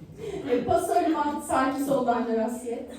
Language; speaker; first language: French; non-native, learner; Turkish